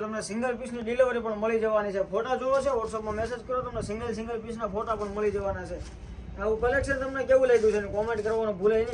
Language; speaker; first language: Gujarati; native; Gujarati